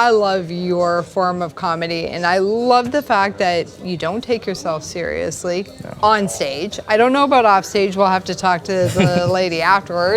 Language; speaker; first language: English; native; English